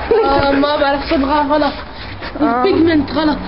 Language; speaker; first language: Arabic; early bilingual, heritage; Arabic